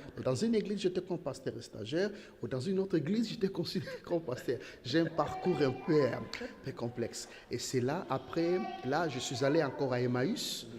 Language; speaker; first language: French; non-native, local second language; Lingala